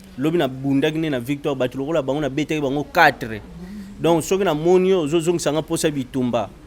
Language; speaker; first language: Lingala; non-native, local second language; Kongo